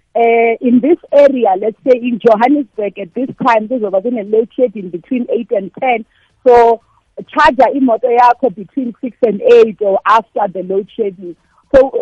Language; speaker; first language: South Ndebele; non-native, local second language; Venda